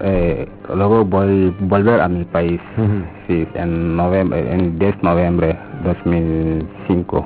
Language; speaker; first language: Spanish; non-native, learner; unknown